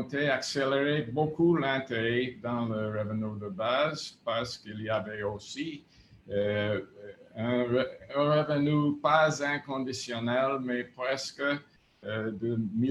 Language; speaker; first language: French; non-native, fluent; English